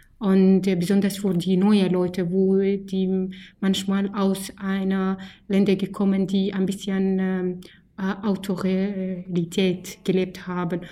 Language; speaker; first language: German; non-native, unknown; Arabic